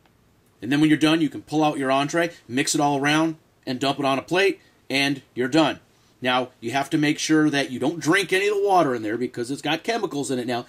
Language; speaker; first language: English; native; English